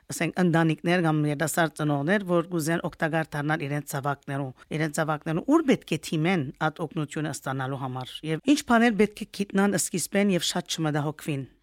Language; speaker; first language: Armenian; early bilingual, heritage; Armenian